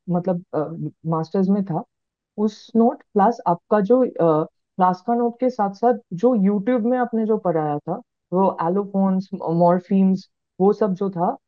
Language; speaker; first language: Hindi; non-native, local second language; Bangla